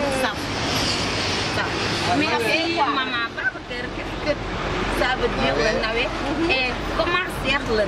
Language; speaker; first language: French; non-native, learner; Wolof